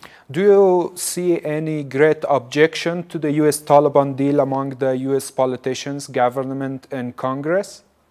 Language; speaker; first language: English; non-native, fluent; Persian